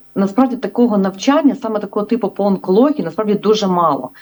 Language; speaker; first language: Ukrainian; native; Ukrainian